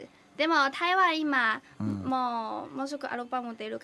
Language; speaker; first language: Japanese; non-native, learner; Chinese